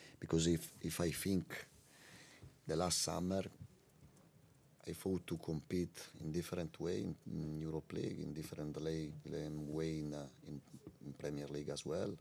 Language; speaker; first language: English; non-native, learner; Italian